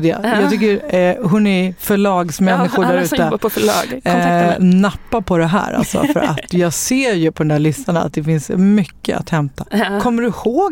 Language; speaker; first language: Swedish; native; Swedish